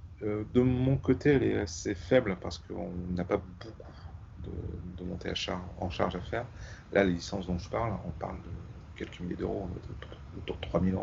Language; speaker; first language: French; native; French